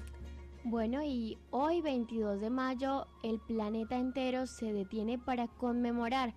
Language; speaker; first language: Spanish; native; Spanish